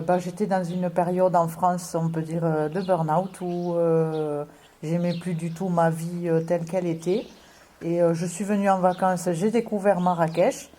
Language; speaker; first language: French; native; French